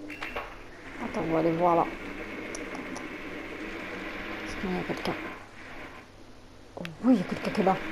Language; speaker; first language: French; native; French